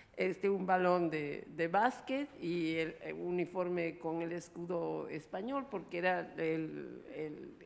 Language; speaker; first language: Spanish; early bilingual, other home language; Russian